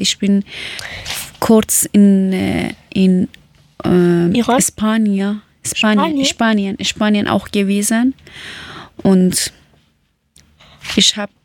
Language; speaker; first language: German; early bilingual, other home language; Persian